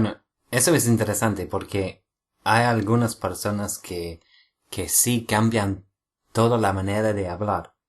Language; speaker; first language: Spanish; non-native, fluent; English